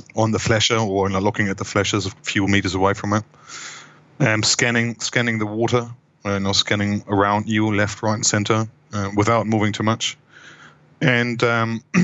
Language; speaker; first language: English; non-native, fluent; German